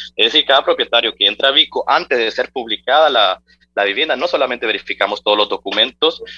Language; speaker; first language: Spanish; early bilingual, heritage; Spanish